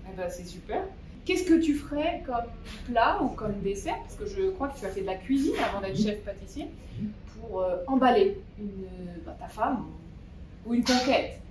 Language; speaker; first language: French; native; French